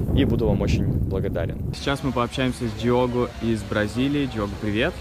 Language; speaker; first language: Russian; native; Russian